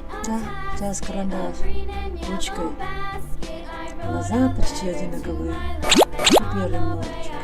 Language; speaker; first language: Russian; non-native, learner; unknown